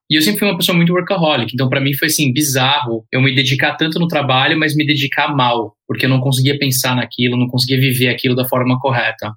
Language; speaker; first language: Portuguese; early bilingual, heritage; Portuguese